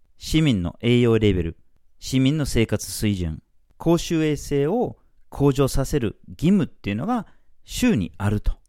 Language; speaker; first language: Japanese; non-native, fluent; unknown